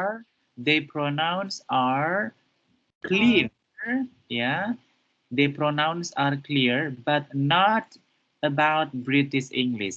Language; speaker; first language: English; non-native, fluent; Indonesian